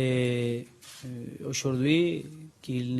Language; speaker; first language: French; non-native, learner; Spanish